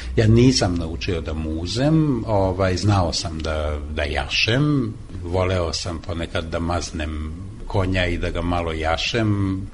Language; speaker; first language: Serbian; non-native, local second language; Hungarian